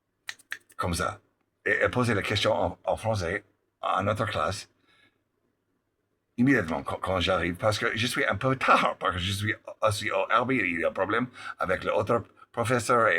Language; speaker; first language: French; non-native, learner; English